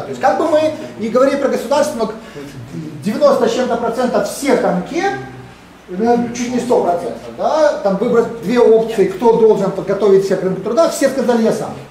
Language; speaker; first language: Russian; native; Russian